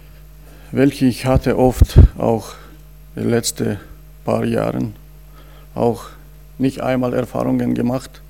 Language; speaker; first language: German; non-native, fluent; Russian